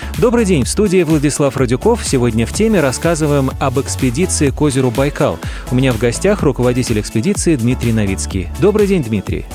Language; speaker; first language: Russian; native; Russian